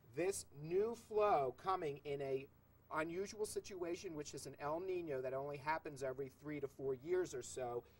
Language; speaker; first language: English; native; English